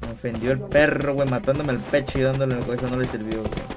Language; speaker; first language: Spanish; native; Spanish